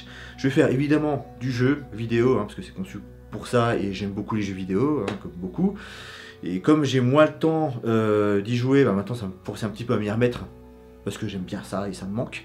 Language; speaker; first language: French; native; French